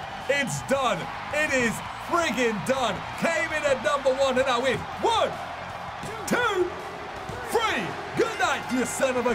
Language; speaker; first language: English; native; English